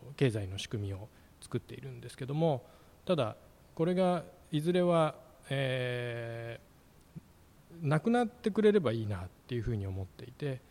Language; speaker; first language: Japanese; native; Japanese